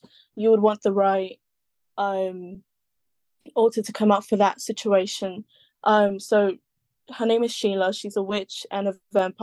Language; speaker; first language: English; native; English